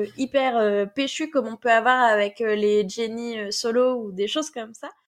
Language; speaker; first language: French; native; French